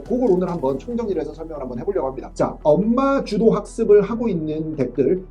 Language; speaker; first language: Korean; native; Korean